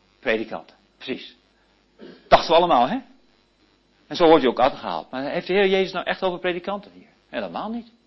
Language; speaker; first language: Dutch; early bilingual, heritage; Dutch